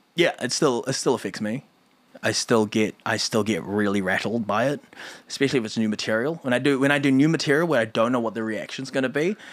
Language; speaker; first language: English; native; English